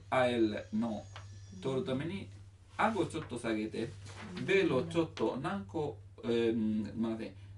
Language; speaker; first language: Japanese; non-native, learner; Italian